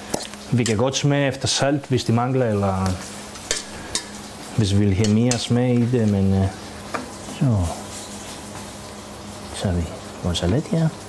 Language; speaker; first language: Danish; non-native, fluent; Greek